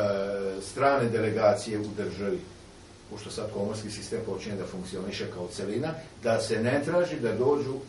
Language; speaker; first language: Serbian; native; Serbian